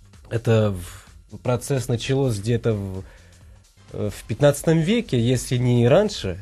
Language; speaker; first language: Russian; non-native, fluent; Portuguese